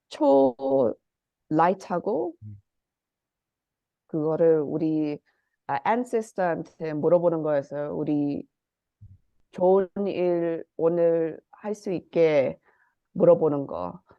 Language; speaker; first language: Korean; early bilingual, heritage; Korean